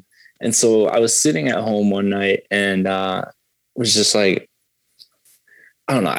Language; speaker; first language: English; native; English